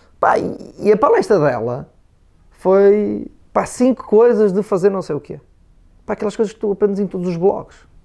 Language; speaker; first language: Portuguese; native; Portuguese